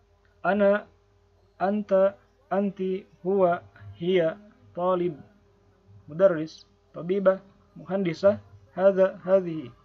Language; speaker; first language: Arabic; non-native, fluent; Indonesian